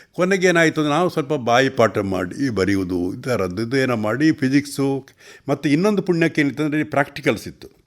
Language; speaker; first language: Kannada; non-native, local second language; Tulu